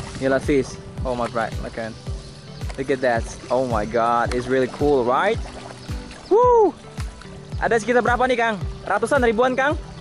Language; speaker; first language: English; non-native, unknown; Indonesian